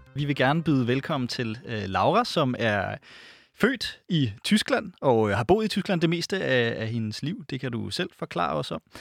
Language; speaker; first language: Danish; native; Danish